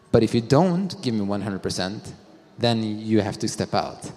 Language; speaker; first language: English; non-native, fluent; Swedish